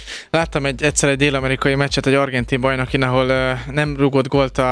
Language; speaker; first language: Hungarian; native; Hungarian